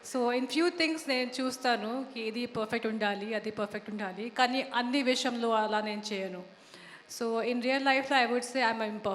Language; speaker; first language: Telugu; non-native, local second language; Hindi